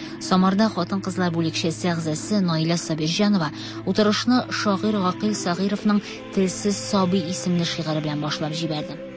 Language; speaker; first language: Tatar; native; Tatar